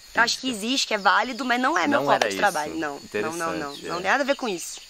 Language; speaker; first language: Portuguese; native; Portuguese